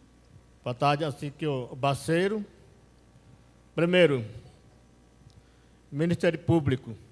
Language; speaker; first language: Portuguese; non-native, local second language; Yanomámi